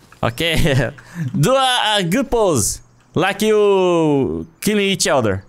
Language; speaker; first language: English; non-native, learner; Portuguese